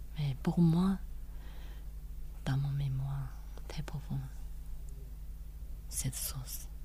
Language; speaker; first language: French; non-native, learner; Chinese